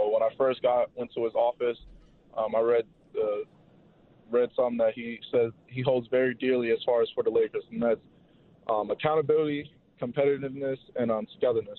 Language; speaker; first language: English; native; English